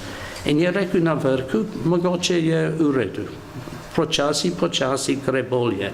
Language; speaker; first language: Slovenian; non-native, learner; English